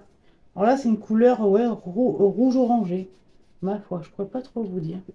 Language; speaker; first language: French; native; French